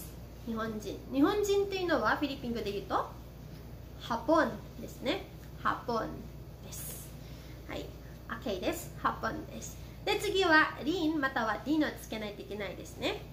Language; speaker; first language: Japanese; non-native, fluent; Filipino